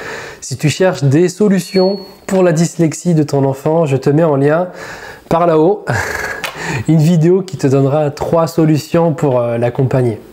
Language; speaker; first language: French; native; French